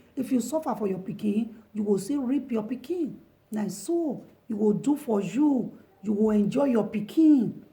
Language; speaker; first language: Nigerian Pidgin; non-native, local second language; Bini